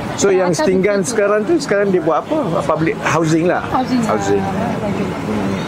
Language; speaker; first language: Malay; native; Malay